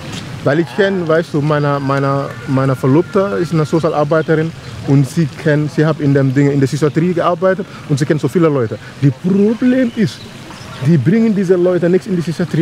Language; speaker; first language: German; non-native, learner; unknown